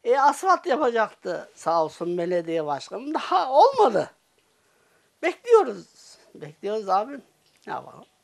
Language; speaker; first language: Turkish; native; Turkish